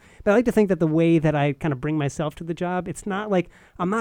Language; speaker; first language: English; native; English